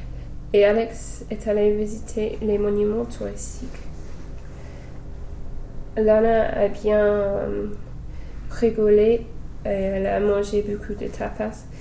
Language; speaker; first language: French; non-native, fluent; English